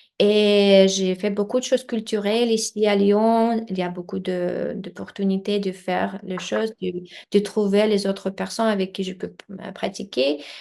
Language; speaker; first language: French; non-native, fluent; Russian